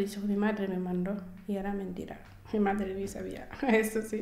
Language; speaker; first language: Spanish; non-native, fluent; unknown